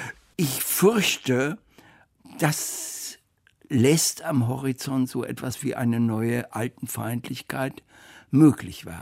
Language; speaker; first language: German; native; German